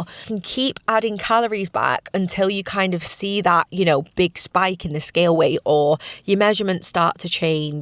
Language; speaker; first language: English; native; English